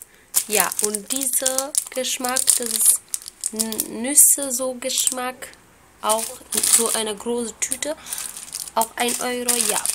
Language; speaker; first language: German; non-native, learner; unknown